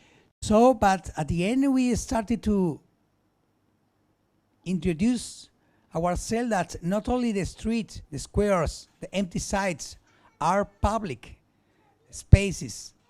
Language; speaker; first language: English; non-native, learner; Spanish